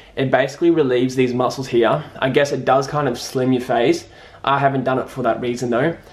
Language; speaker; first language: English; native; English